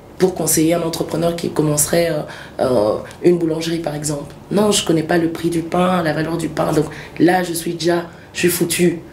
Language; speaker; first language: French; early bilingual, other home language; Swahili